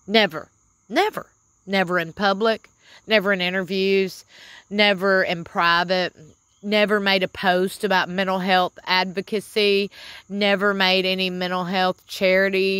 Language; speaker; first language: English; native; English